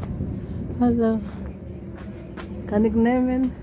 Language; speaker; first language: German; non-native, learner; Filipino